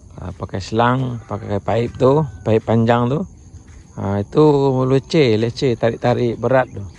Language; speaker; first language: Malay; native; Malay